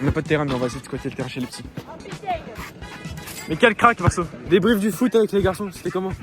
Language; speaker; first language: French; native; French